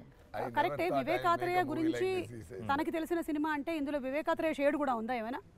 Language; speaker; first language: Telugu; native; Telugu